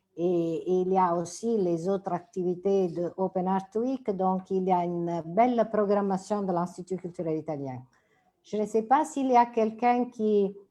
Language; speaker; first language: French; non-native, fluent; Italian